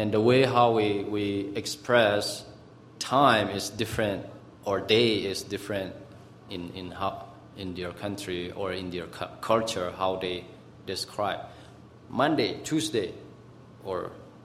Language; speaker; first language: English; non-native, fluent; Burmese